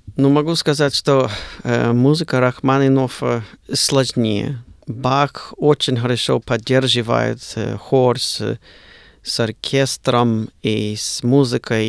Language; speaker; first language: Russian; non-native, learner; English